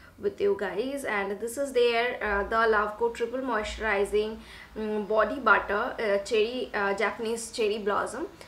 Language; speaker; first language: English; non-native, local second language; Bangla